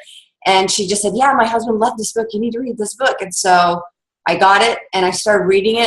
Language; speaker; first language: English; native; English